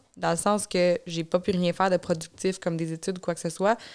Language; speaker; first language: French; native; French